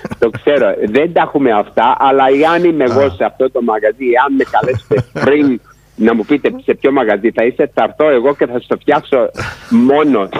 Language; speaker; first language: Greek; early bilingual, heritage; Greek